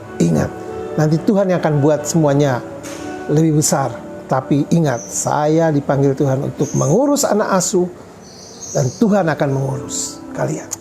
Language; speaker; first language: Indonesian; native; Indonesian